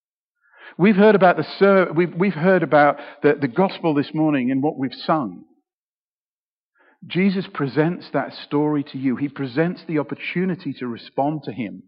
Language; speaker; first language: English; native; English